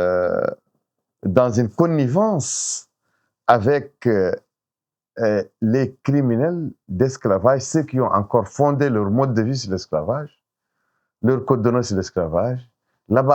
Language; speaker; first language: French; non-native, local second language; Arabic